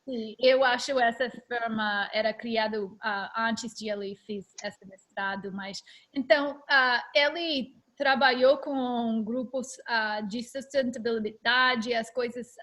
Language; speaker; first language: Portuguese; non-native, learner; English